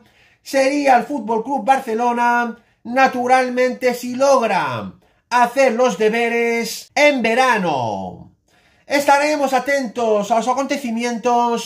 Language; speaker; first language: Spanish; native; Spanish